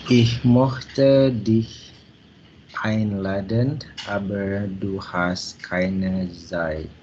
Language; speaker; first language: German; non-native, learner; Indonesian